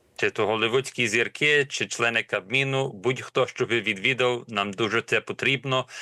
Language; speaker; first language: Ukrainian; early bilingual, heritage; Ukrainian